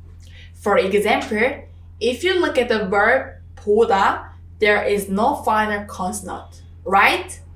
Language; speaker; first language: English; non-native, fluent; Korean